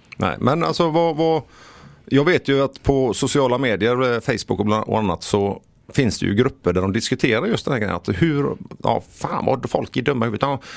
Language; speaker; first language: Swedish; native; Swedish